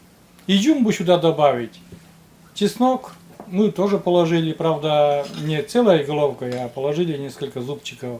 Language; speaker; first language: Russian; native; Russian